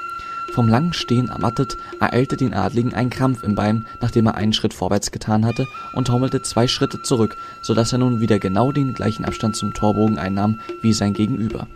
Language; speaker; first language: German; native; German